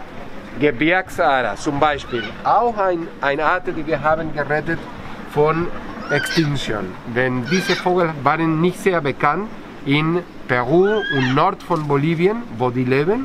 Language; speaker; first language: German; non-native, fluent; Spanish